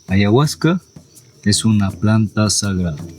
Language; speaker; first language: Spanish; non-native, local second language; Quechua